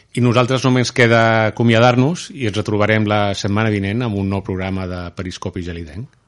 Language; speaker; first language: Catalan; native; Catalan